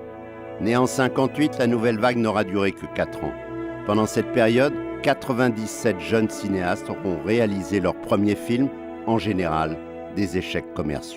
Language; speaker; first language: French; native; French